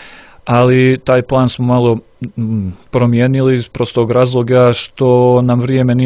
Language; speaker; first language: Croatian; native; Croatian